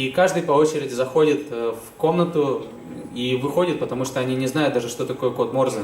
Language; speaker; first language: Russian; native; Russian